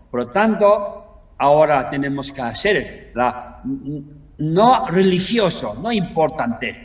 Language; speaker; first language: Spanish; non-native, learner; Tibetan